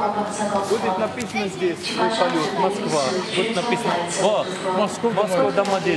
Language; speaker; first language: Russian; non-native, fluent; Arabic